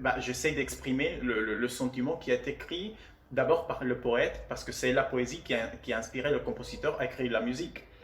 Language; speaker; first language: French; non-native, fluent; Spanish